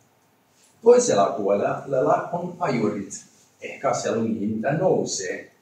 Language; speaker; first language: Finnish; non-native, learner; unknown